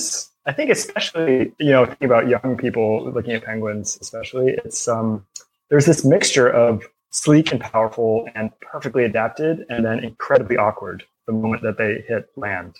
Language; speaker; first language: English; native; English